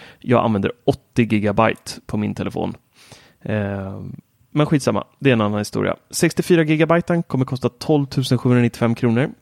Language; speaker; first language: Swedish; native; Swedish